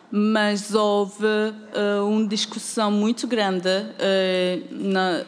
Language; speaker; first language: Portuguese; non-native, fluent; Turkish